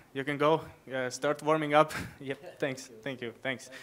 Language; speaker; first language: English; non-native, fluent; Latvian